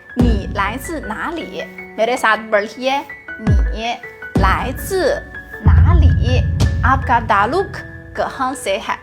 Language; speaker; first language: Urdu; native; Urdu